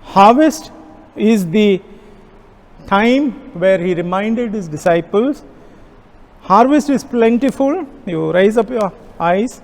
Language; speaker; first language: English; non-native, local second language; Kannada